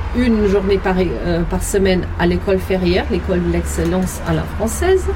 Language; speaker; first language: French; non-native, fluent; German